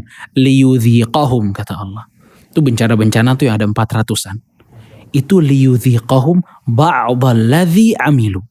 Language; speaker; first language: Indonesian; native; Indonesian